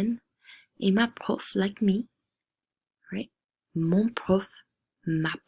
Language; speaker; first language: French; non-native, fluent; English